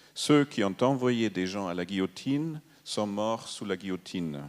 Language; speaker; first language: French; non-native, fluent; German